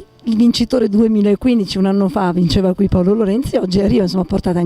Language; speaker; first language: Italian; native; Italian